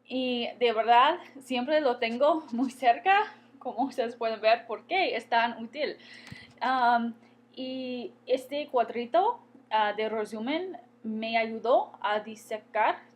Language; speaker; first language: Spanish; non-native, fluent; English